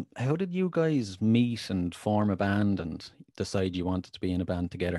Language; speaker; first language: English; native; English